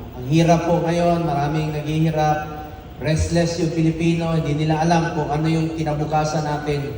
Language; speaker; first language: Filipino; non-native, local second language; Cebuano